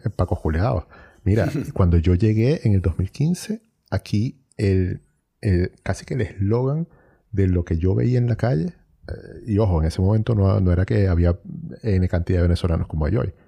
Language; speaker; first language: Spanish; native; Spanish